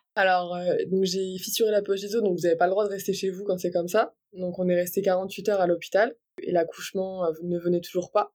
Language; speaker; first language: French; native; French